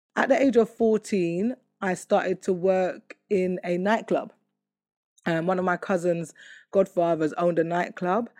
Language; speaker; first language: English; native; English